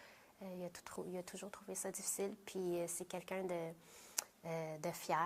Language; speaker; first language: French; early bilingual, other home language; Vietnamese